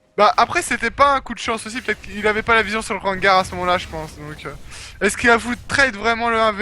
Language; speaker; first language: French; native; French